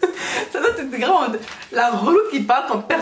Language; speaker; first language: French; native; French